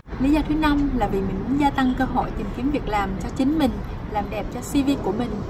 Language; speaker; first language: Vietnamese; native; Vietnamese